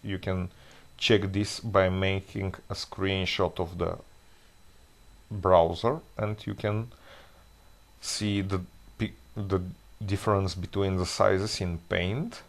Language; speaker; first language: English; non-native, fluent; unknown